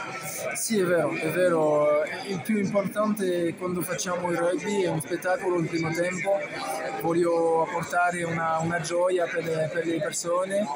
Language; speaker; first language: Italian; non-native, fluent; French